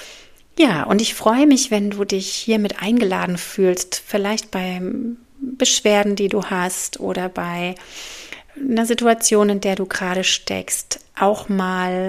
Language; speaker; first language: German; native; German